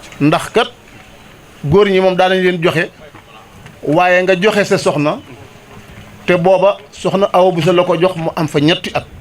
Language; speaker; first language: Wolof; native; Wolof